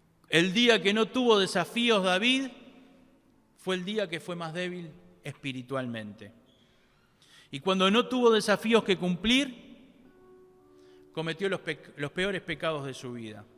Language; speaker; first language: Spanish; native; Spanish